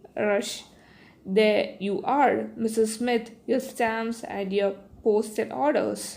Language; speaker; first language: English; non-native, local second language; Malayalam